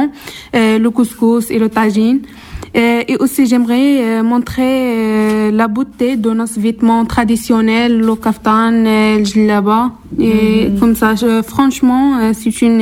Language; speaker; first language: French; non-native, local second language; Arabic